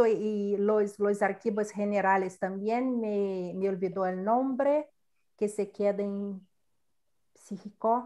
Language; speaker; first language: Spanish; non-native, learner; Portuguese